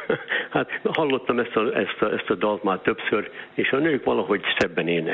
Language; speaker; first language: Hungarian; early bilingual, heritage; Hungarian